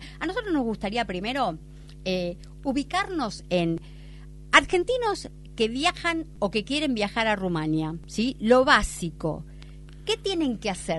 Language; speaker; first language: Spanish; native; Spanish